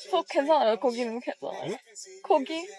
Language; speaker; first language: Korean; non-native, learner; English